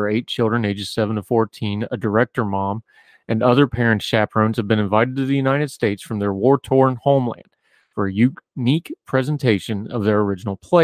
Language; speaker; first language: English; native; English